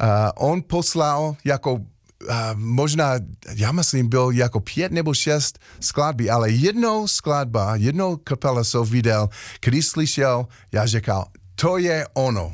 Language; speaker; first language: Czech; non-native, learner; English